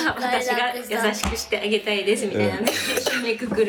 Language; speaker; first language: Japanese; native; Japanese